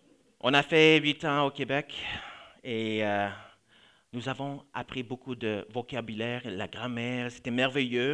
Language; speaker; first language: French; non-native, fluent; English